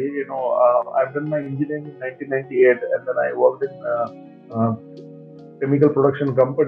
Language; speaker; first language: English; non-native, local second language; Gujarati